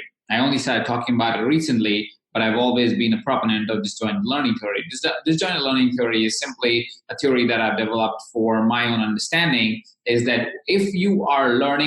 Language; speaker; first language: English; non-native, local second language; Hindi